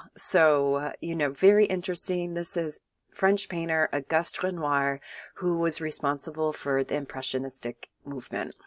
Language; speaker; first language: English; native; English